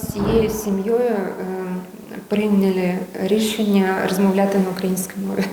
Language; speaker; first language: Ukrainian; non-native, local second language; Russian